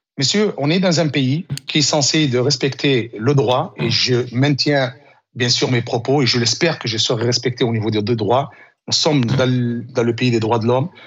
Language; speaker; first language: French; non-native, local second language; Arabic